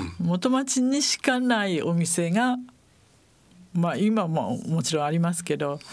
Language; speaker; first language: Japanese; native; Japanese